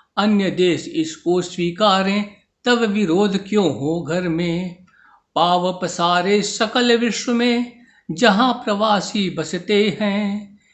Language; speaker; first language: Hindi; native; Hindi